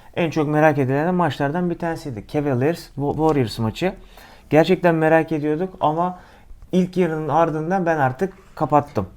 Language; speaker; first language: Turkish; native; Turkish